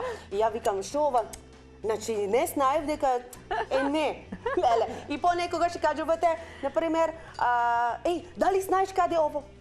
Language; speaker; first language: Macedonian; non-native, learner; Filipino